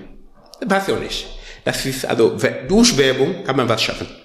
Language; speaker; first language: German; non-native, learner; French